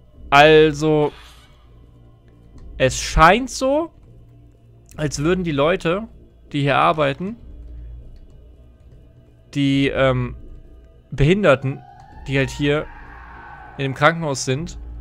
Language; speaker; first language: German; native; German